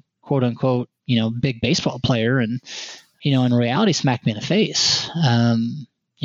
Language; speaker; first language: English; native; English